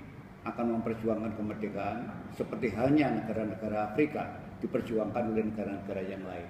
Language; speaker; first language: Indonesian; native; Indonesian